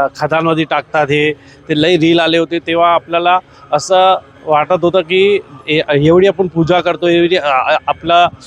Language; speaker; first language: Marathi; non-native, local second language; Hindi